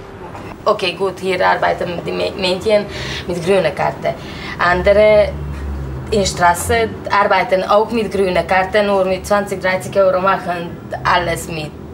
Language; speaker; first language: German; non-native, learner; Romanian